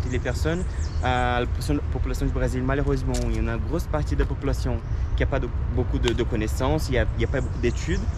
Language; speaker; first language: French; non-native, fluent; Portuguese